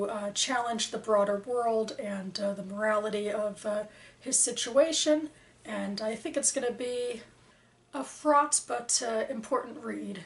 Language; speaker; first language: English; native; English